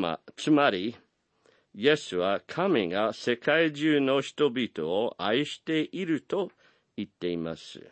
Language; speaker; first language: Japanese; non-native, fluent; English